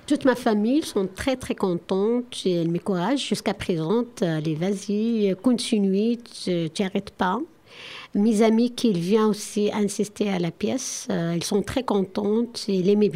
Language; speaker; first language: French; non-native, learner; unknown